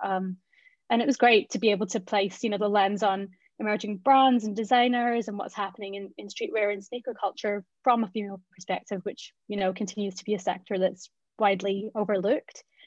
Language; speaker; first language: English; native; English